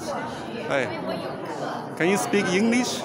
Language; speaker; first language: English; non-native, learner; Chinese